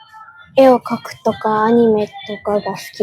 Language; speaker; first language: Japanese; non-native, learner; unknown